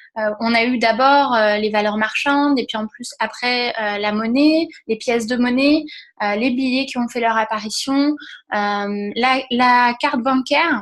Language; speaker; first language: French; native; French